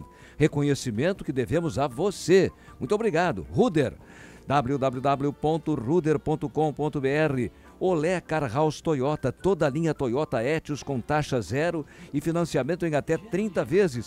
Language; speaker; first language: Portuguese; native; Portuguese